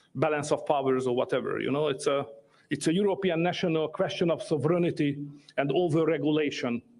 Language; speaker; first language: English; non-native, fluent; Hungarian